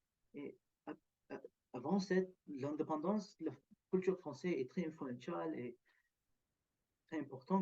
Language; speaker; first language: French; non-native, learner; Arabic